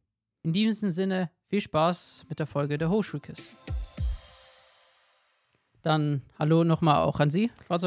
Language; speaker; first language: German; native; German